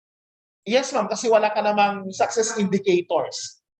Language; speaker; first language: Filipino; native; Filipino